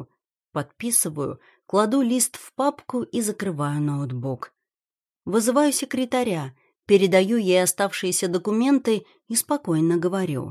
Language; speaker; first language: Russian; native; Russian